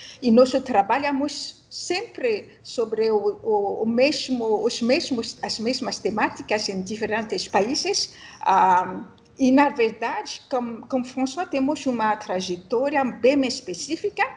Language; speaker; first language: Portuguese; non-native, learner; French